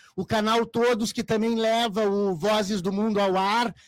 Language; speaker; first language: Portuguese; native; Portuguese